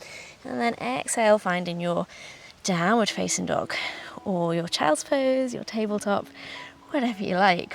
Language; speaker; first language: English; native; English